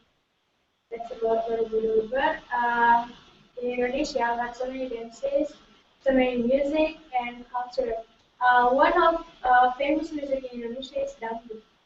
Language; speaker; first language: English; non-native, learner; Indonesian